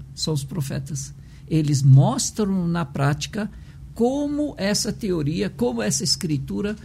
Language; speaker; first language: Portuguese; early bilingual, other home language; Arabic